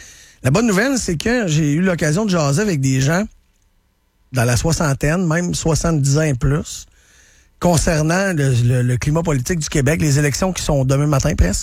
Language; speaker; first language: French; native; French